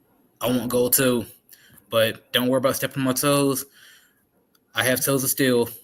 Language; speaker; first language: English; native; English